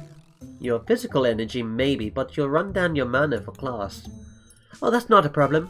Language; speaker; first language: English; native; English